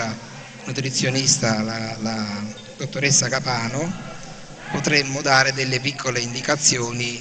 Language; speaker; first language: Italian; native; Italian